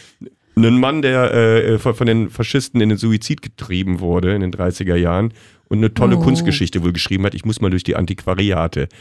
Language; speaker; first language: German; native; German